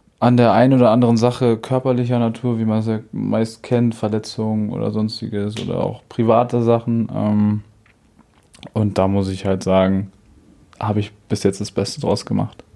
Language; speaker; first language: German; native; German